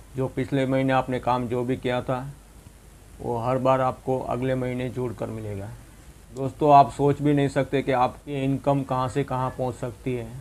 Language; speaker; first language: Hindi; non-native, local second language; Gujarati